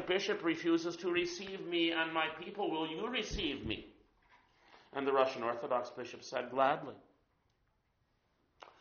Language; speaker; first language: English; native; English